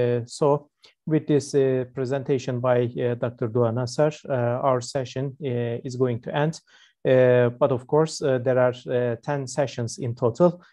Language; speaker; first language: English; non-native, fluent; Turkish